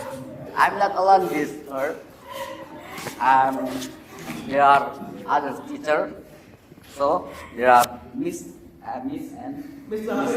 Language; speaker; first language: English; non-native, learner; Indonesian